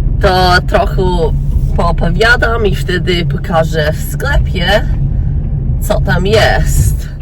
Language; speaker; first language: Polish; early bilingual, heritage; English